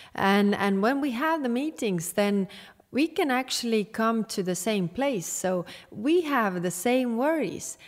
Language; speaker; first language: English; non-native, fluent; Estonian